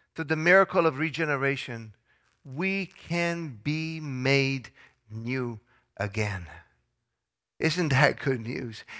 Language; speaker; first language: English; early bilingual, other home language; Italian